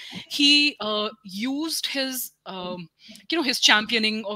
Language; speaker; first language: English; non-native, local second language; Hindi